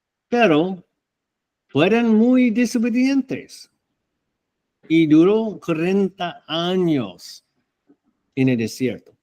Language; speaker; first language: Spanish; non-native, fluent; English